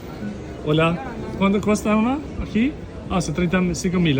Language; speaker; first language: Spanish; non-native, learner; Albanian